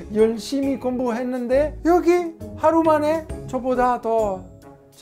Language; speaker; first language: Korean; non-native, learner; Italian